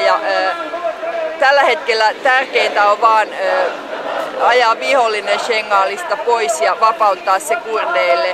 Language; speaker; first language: Finnish; native; Finnish